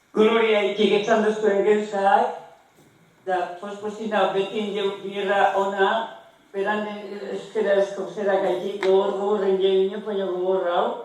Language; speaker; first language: Basque; native; Basque